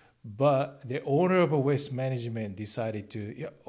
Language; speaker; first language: English; non-native, learner; Japanese